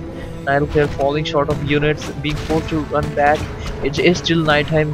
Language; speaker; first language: English; non-native, fluent; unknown